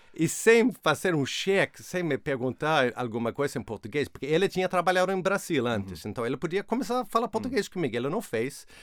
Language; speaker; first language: Portuguese; non-native, fluent; Swedish